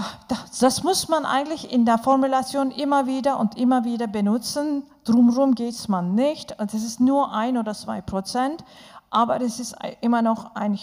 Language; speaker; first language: German; non-native, fluent; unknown